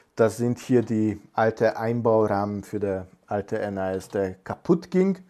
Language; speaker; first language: German; non-native, fluent; Hungarian